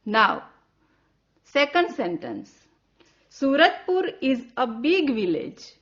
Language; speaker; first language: English; non-native, local second language; Gujarati